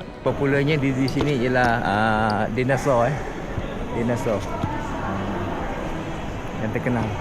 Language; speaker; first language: Malay; native; Malay